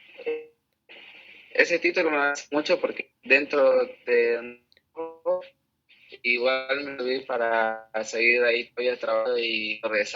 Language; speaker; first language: Spanish; native; Spanish